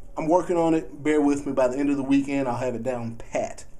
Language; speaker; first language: English; native; English